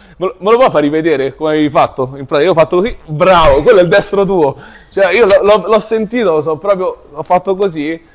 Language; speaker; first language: Italian; native; Italian